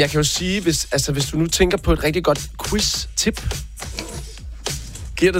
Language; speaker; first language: Danish; native; Danish